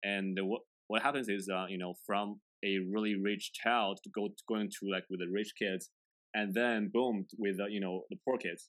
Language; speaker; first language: English; non-native, fluent; Chinese